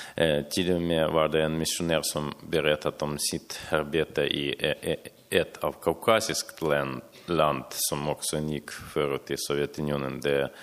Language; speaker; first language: Swedish; non-native, fluent; Ukrainian